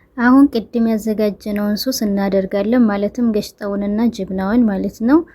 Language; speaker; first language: Amharic; native; Amharic